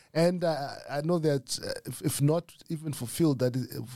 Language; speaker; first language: English; non-native, local second language; Shona